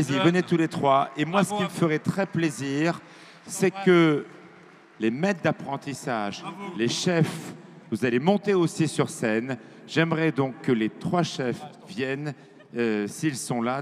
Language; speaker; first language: French; native; French